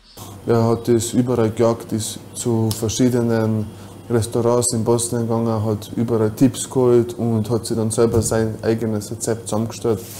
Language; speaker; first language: German; early bilingual, other home language; Bosnian